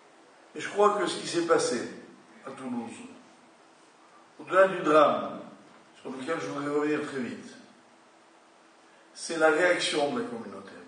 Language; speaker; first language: French; native; French